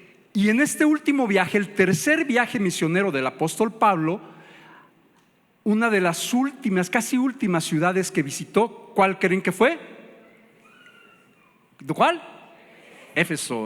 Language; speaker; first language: Spanish; native; Spanish